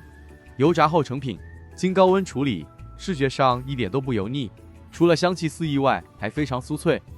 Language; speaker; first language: Chinese; native; Chinese